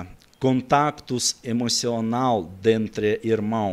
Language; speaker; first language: Portuguese; non-native, learner; Russian